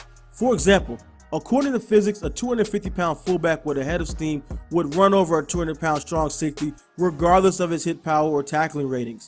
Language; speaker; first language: English; native; English